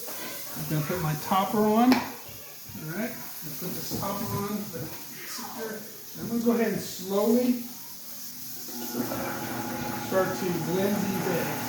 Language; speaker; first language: English; native; English